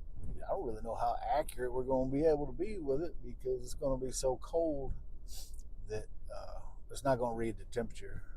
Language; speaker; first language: English; native; English